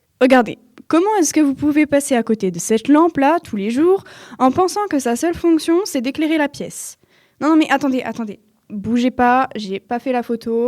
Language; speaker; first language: French; native; French